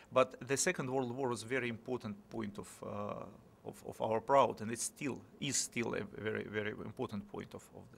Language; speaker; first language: English; non-native, fluent; Russian